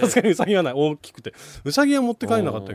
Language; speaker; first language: Japanese; native; Japanese